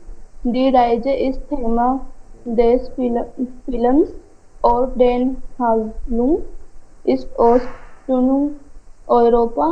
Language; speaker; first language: German; non-native, learner; Hindi